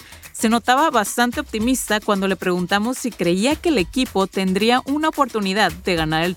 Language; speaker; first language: Spanish; native; Spanish